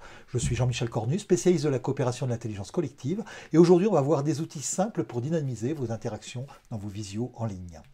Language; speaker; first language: French; native; French